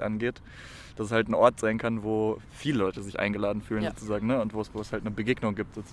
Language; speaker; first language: German; native; German